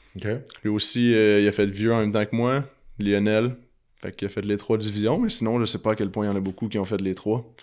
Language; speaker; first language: French; native; French